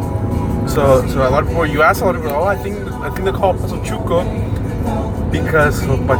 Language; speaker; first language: English; non-native, fluent; Spanish